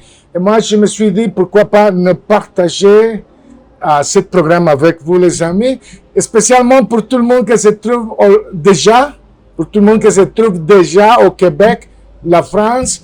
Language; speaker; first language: French; non-native, fluent; Spanish